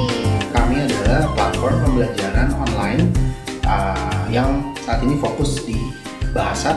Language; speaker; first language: Indonesian; native; Indonesian